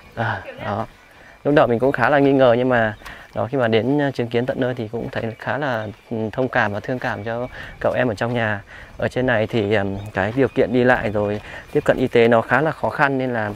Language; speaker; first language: Vietnamese; native; Vietnamese